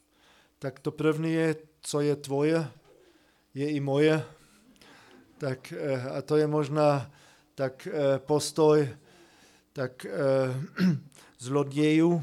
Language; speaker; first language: Czech; non-native, fluent; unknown